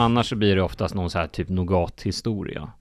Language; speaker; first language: Swedish; native; Swedish